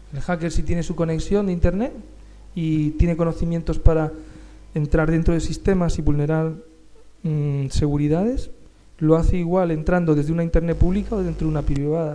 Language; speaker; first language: Spanish; native; Spanish